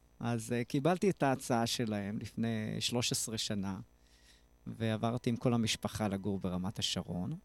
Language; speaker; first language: Hebrew; native; Hebrew